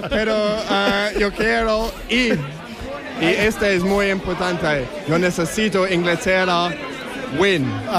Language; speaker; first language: Spanish; non-native, learner; English